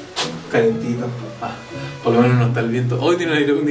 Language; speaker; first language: Spanish; native; Spanish